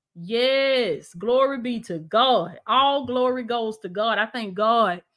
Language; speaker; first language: English; native; English